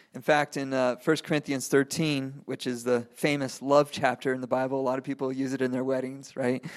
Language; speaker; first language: English; non-native, fluent; Spanish